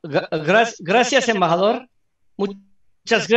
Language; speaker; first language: Spanish; non-native, learner; Bangla